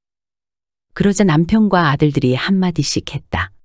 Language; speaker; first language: Korean; native; Korean